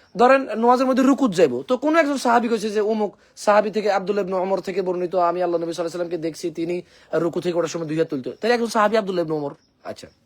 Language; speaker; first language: Bangla; native; Bangla